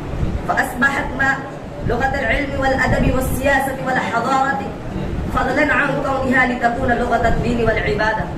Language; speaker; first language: Arabic; non-native, learner; Urdu